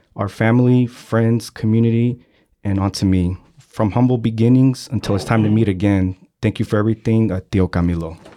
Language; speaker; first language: English; native; English